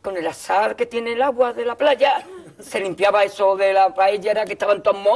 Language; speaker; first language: Spanish; native; Spanish